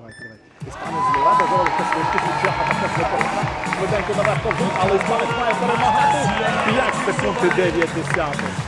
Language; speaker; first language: Ukrainian; native; Ukrainian